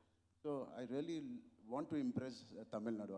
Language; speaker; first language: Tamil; non-native, local second language; Telugu